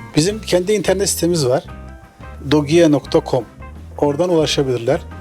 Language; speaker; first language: Turkish; native; Turkish